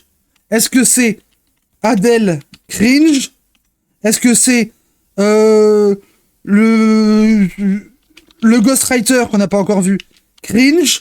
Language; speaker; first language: French; native; French